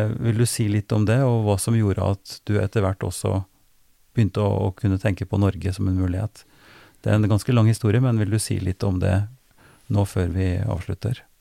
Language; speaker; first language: Norwegian; native; Norwegian